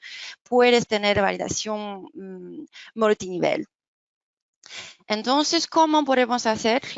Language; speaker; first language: Spanish; non-native, fluent; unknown